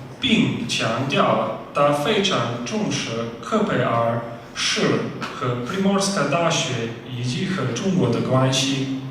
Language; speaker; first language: Chinese; non-native, fluent; Slovenian